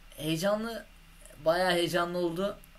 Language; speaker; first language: Turkish; native; Turkish